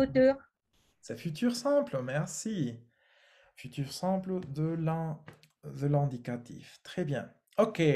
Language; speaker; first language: French; non-native, fluent; Spanish